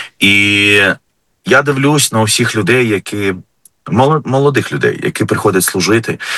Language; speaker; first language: Ukrainian; non-native, fluent; Arabic